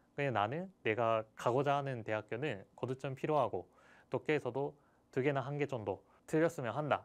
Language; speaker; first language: Korean; non-native, fluent; Japanese